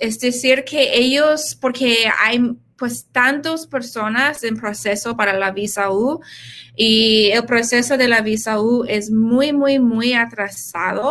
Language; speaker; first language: Spanish; early bilingual, heritage; English